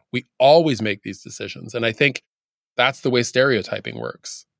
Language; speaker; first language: English; native; English